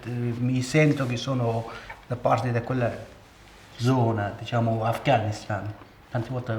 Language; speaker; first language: Italian; non-native, learner; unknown